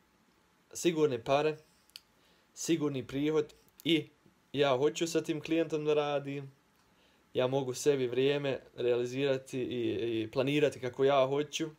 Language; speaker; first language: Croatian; early bilingual, heritage; Croatian